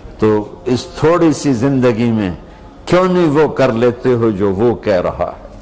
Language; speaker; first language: Urdu; non-native, local second language; Punjabi